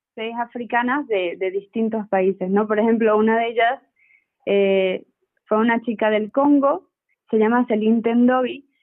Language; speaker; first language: Spanish; native; Spanish